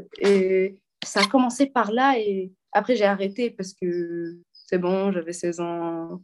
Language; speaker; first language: French; non-native, local second language; Arabic